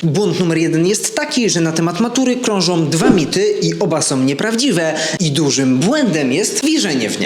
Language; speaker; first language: Polish; native; Polish